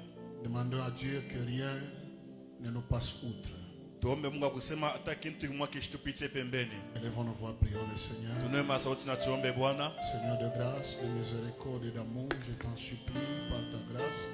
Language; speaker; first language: French; non-native, local second language; Swahili